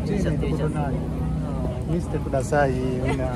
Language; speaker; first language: Japanese; non-native, learner; English